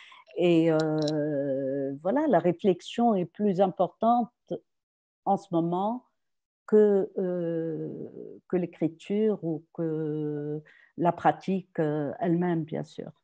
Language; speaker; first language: French; non-native, local second language; Arabic